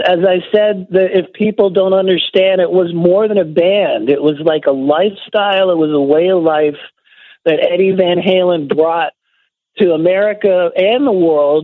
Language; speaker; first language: English; native; English